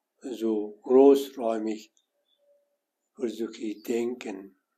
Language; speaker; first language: German; non-native, learner; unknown